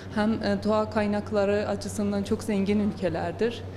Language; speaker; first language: Turkish; non-native, fluent; Persian